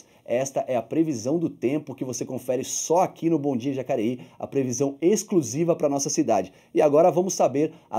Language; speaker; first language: Portuguese; native; Portuguese